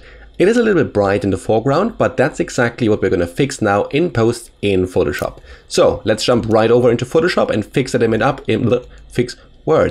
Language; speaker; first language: English; non-native, fluent; German